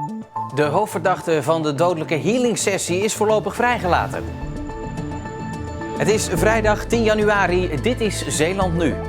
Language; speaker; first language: Dutch; native; Dutch